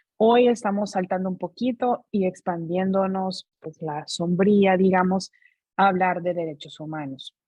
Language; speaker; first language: Spanish; non-native, fluent; English